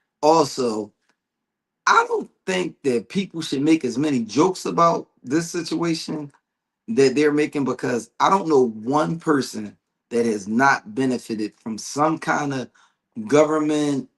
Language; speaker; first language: English; native; English